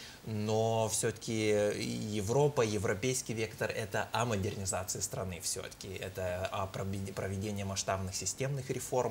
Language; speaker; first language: Russian; non-native, fluent; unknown